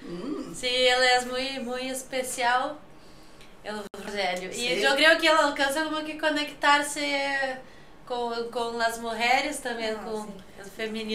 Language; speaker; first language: Spanish; native; Spanish